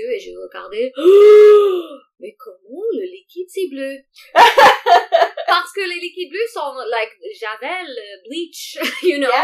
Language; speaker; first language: French; non-native, local second language; English